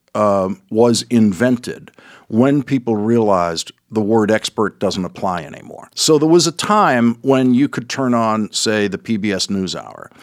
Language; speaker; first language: English; native; English